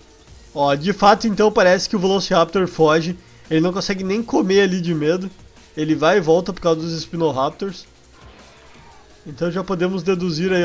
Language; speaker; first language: Portuguese; native; Portuguese